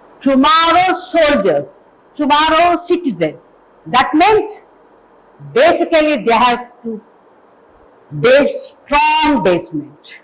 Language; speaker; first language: English; non-native, local second language; Telugu